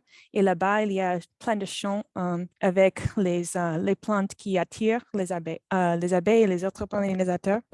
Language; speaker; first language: French; non-native, fluent; English